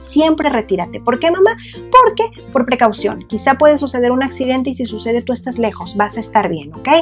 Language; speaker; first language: Spanish; native; Spanish